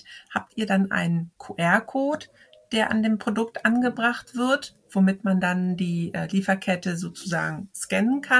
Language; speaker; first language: German; native; German